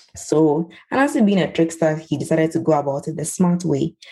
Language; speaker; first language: English; non-native, local second language; Ewe